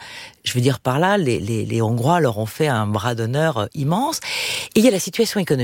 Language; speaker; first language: French; native; French